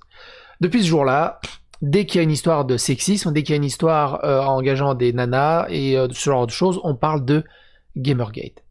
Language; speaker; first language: French; native; French